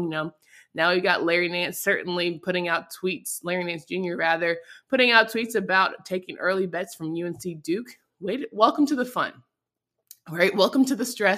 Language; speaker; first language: English; native; English